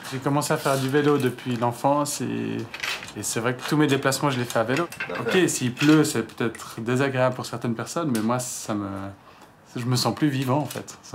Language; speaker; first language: French; native; French